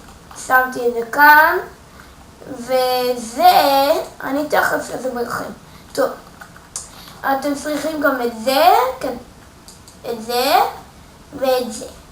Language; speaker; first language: Hebrew; native; Hebrew